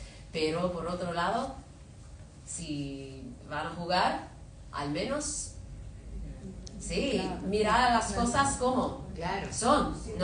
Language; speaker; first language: Spanish; non-native, fluent; English